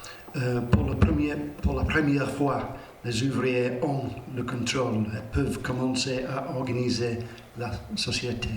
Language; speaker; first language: French; non-native, learner; English